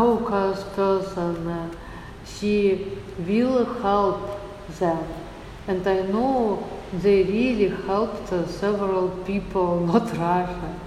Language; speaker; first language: English; non-native, learner; Russian